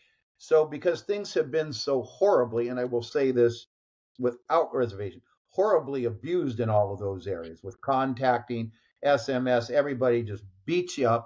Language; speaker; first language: English; native; English